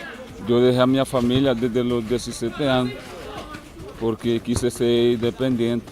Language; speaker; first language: Portuguese; non-native, fluent; Spanish